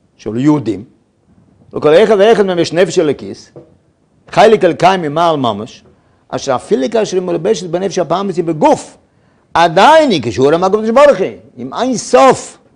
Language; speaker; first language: Hebrew; non-native, fluent; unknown